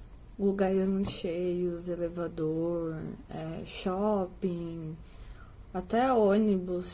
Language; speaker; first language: Portuguese; native; Portuguese